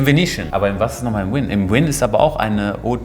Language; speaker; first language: German; native; German